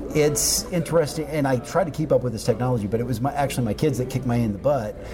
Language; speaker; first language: English; native; English